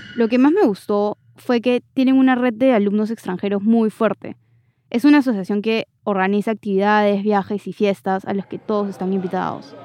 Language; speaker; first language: Spanish; native; Spanish